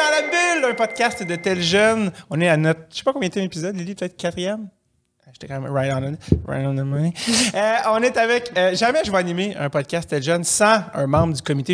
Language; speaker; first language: French; native; French